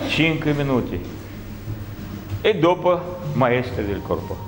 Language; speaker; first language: Italian; non-native, learner; Russian